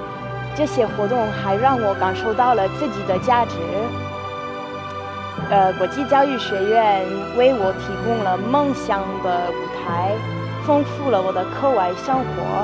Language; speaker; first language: Chinese; non-native, fluent; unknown